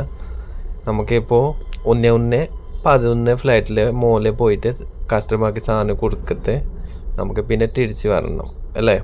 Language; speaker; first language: Malayalam; non-native, learner; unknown